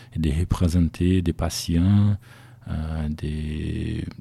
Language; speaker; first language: French; non-native, fluent; Portuguese